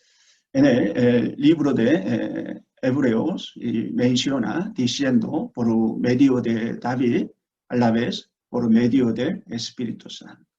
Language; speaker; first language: Spanish; non-native, fluent; Korean